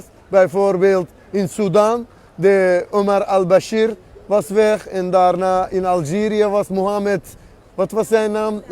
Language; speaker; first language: Dutch; non-native, learner; Azerbaijani